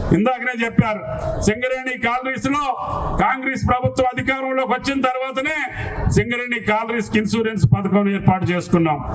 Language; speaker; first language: Telugu; native; Telugu